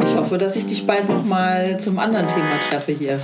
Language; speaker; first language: German; native; German